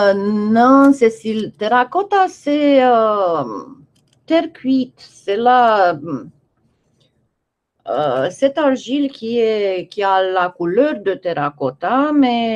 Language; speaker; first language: French; non-native, fluent; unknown